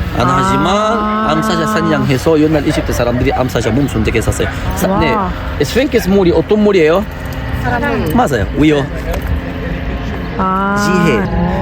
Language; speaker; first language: Korean; non-native, learner; Arabic